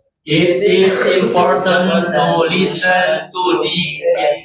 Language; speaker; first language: English; non-native, learner; Indonesian